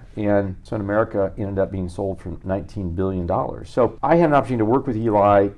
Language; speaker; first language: English; native; English